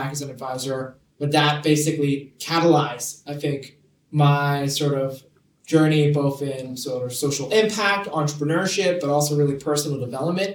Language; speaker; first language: English; non-native, local second language; Cantonese